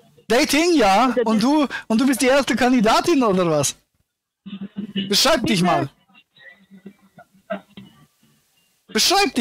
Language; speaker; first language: German; native; German